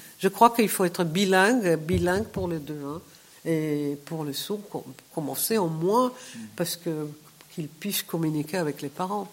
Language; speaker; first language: French; non-native, fluent; Hebrew